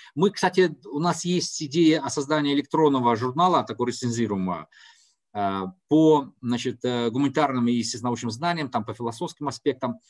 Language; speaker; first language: Russian; non-native, local second language; Tajik